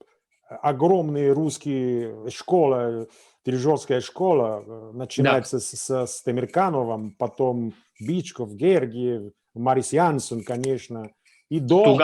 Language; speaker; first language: Russian; non-native, fluent; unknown